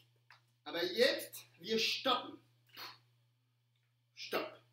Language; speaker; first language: German; non-native, fluent; French